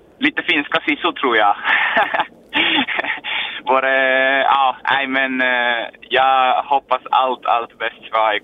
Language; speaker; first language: Swedish; non-native, learner; Finnish